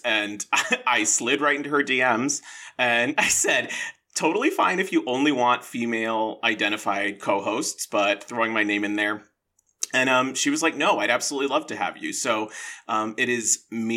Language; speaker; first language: English; native; English